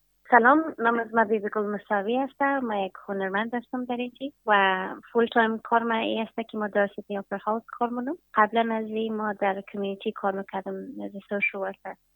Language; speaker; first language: Persian; early bilingual, heritage; Persian